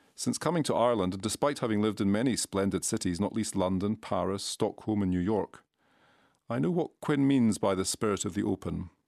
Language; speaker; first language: English; native; English